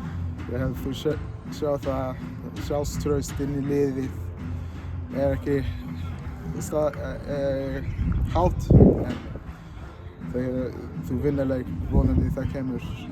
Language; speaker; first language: Icelandic; non-native, learner; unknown